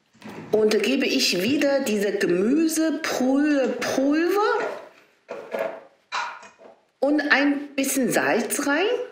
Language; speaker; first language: German; non-native, learner; Chinese